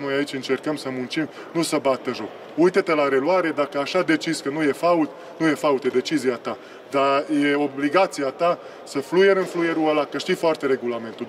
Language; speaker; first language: Romanian; non-native, local second language; Hungarian